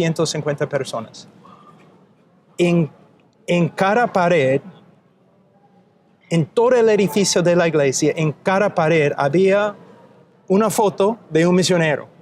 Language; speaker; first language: Spanish; non-native, fluent; English